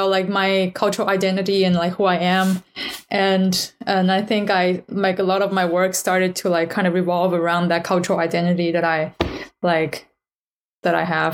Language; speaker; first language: English; non-native, fluent; Chinese